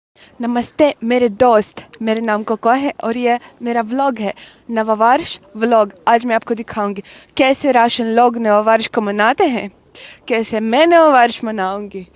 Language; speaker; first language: Hindi; non-native, fluent; Russian